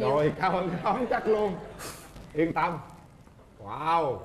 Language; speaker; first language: Vietnamese; native; Vietnamese